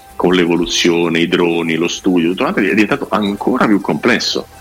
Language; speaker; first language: Italian; native; Italian